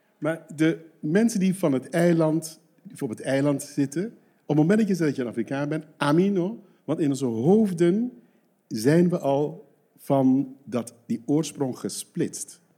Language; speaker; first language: Dutch; non-native, local second language; Papiamento